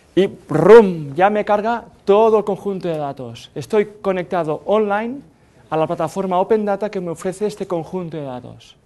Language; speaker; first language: Spanish; native; Spanish